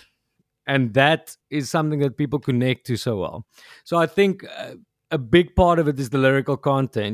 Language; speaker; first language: English; non-native, local second language; Afrikaans